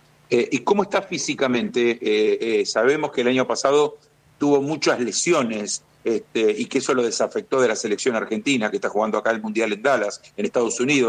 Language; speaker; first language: Spanish; native; Spanish